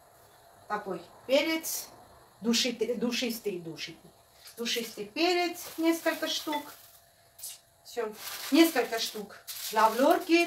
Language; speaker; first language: Russian; non-native, fluent; Armenian